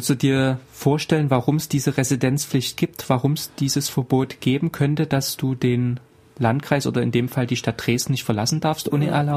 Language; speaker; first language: German; native; German